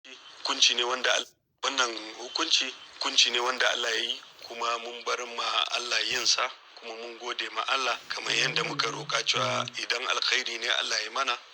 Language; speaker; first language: Hausa; native; Hausa